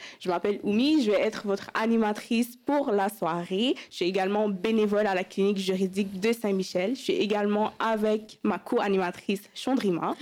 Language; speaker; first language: French; early bilingual, other home language; Wolof